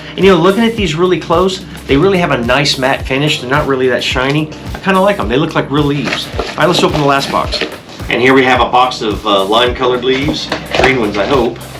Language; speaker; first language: English; native; English